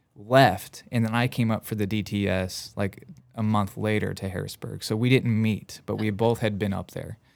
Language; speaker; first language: English; native; English